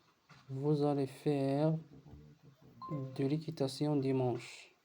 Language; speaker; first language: French; non-native, learner; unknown